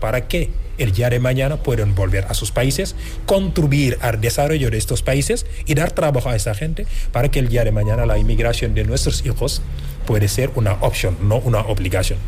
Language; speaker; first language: Spanish; non-native, fluent; Wolof